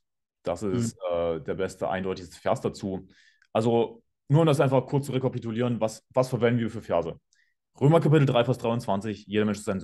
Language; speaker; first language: German; native; German